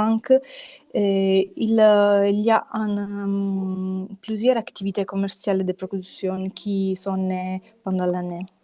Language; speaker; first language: French; non-native, fluent; Italian